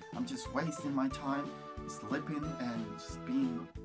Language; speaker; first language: English; non-native, fluent; Spanish